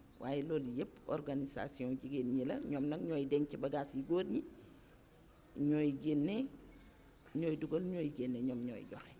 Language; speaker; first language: Wolof; native; Wolof